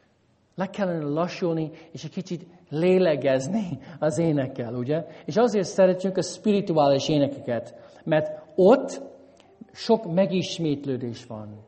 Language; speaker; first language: Hungarian; non-native, fluent; English